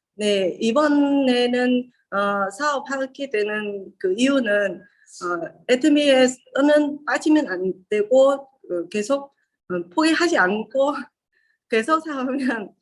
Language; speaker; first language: Korean; non-native, learner; Vietnamese